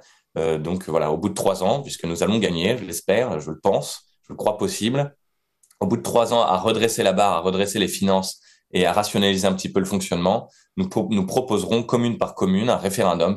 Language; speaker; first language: French; native; French